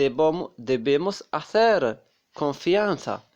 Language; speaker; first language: Spanish; non-native, fluent; Arabic